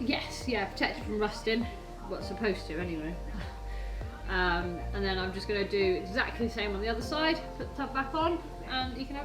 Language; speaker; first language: English; native; English